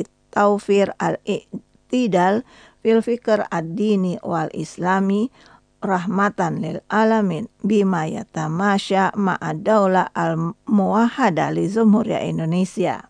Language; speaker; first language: Arabic; non-native, fluent; Indonesian